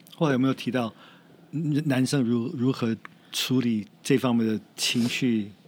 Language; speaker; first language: Chinese; non-native, fluent; English